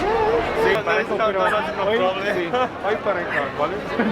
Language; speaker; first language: Spanish; non-native, learner; English